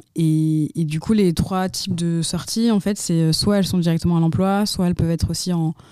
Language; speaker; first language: French; native; French